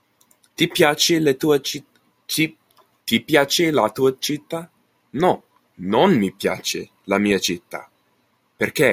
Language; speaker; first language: Italian; non-native, learner; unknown